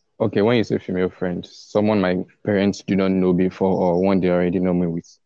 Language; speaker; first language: English; non-native, local second language; Yoruba